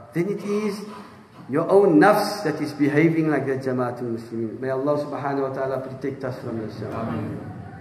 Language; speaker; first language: English; native; English